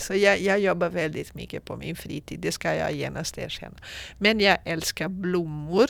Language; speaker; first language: Swedish; non-native, fluent; Portuguese